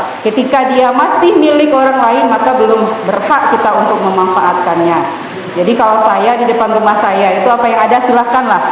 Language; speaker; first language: Indonesian; native; Indonesian